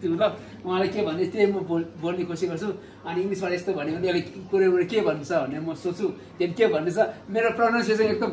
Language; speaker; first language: English; non-native, learner; Nepali